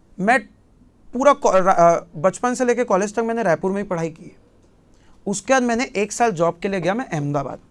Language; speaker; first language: Hindi; native; Hindi